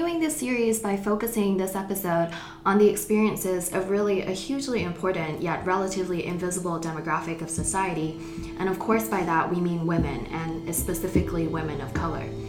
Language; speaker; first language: English; non-native, local second language; Cantonese